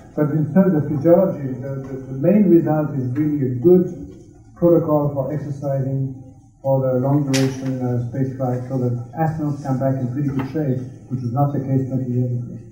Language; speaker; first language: English; non-native, fluent; French